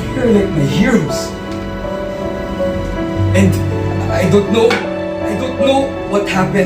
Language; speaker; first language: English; non-native, local second language; Filipino